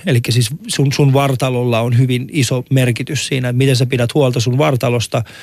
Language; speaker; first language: Finnish; non-native, fluent; Persian